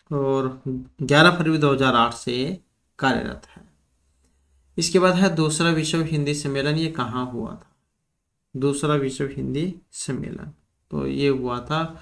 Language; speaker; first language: Hindi; native; Hindi